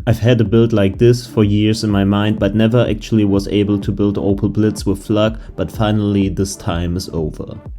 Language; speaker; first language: English; non-native, fluent; German